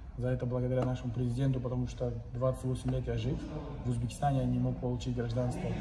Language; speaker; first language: Russian; non-native, local second language; Uzbek